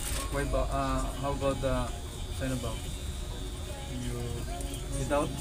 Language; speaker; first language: English; non-native, learner; Filipino